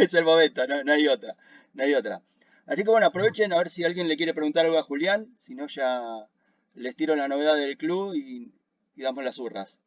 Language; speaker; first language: Spanish; native; Spanish